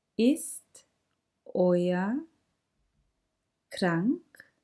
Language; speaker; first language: German; non-native, learner; Turkish